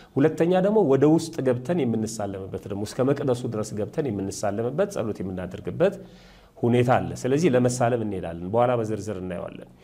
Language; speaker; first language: Amharic; native; Amharic